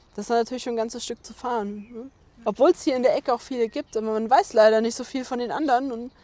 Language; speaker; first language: German; native; German